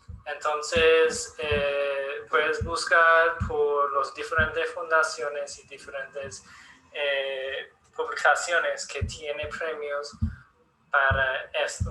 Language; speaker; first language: Spanish; non-native, learner; English